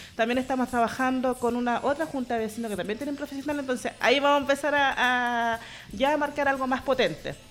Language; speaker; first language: Spanish; native; Spanish